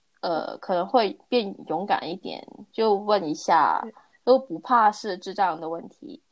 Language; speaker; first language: Chinese; non-native, local second language; Cantonese